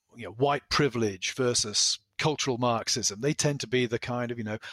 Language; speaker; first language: English; native; English